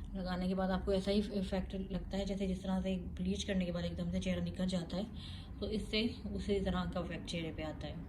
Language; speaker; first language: Urdu; native; Urdu